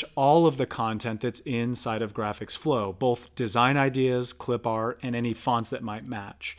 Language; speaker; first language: English; native; English